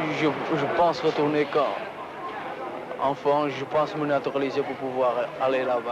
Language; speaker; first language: French; non-native, fluent; Portuguese